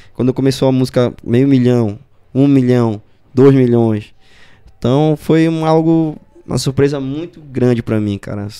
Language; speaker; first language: Portuguese; native; Portuguese